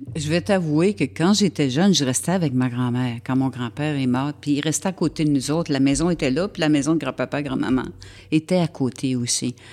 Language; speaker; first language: French; native; French